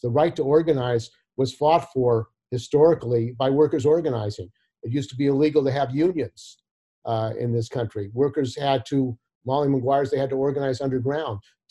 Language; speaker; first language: English; native; English